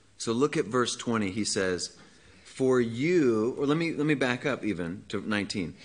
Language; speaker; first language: English; native; English